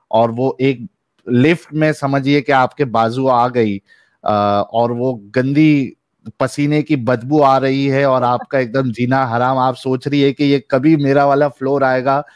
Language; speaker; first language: Urdu; native; Urdu